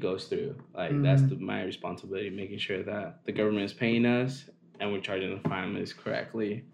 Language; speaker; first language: English; native; English